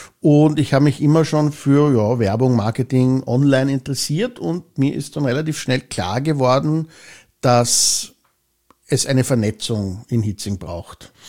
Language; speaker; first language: German; native; German